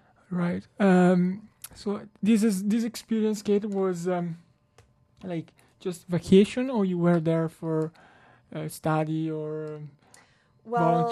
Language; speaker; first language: English; non-native, learner; Italian